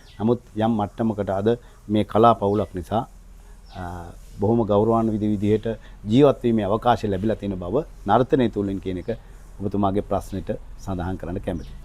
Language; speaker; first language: Sinhala; native; Sinhala